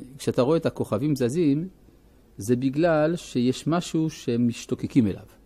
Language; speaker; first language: Hebrew; non-native, fluent; French